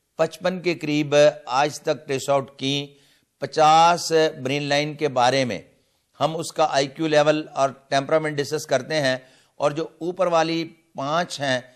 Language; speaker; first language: Urdu; non-native, local second language; Punjabi